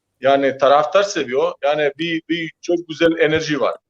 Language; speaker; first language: Turkish; non-native, learner; Croatian